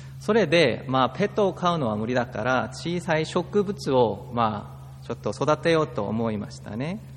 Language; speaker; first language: Japanese; non-native, fluent; Korean